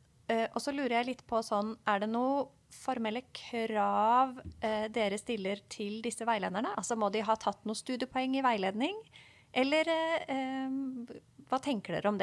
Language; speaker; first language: Norwegian; native; Norwegian